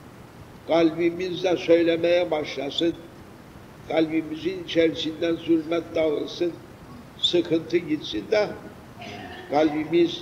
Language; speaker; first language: Turkish; native; Turkish